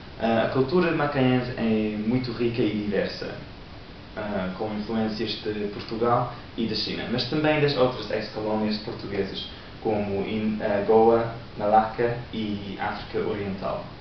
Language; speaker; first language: Portuguese; non-native, learner; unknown